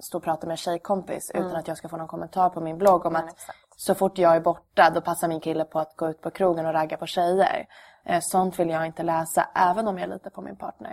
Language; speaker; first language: Swedish; native; Swedish